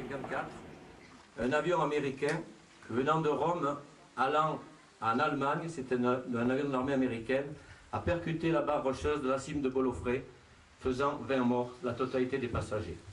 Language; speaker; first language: French; native; French